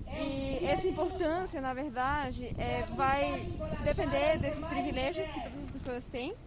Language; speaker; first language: Portuguese; non-native, fluent; Spanish